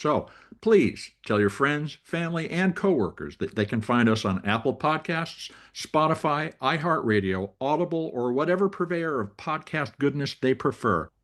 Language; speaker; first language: English; native; English